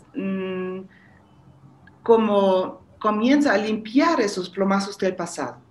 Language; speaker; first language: Spanish; non-native, fluent; German